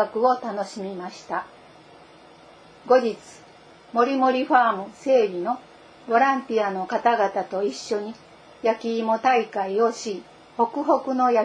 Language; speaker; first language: Japanese; native; Japanese